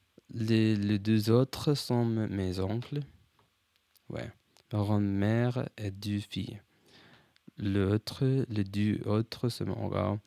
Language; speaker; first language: French; non-native, learner; English